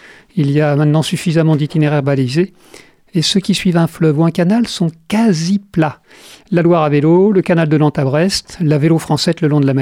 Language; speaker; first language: French; native; French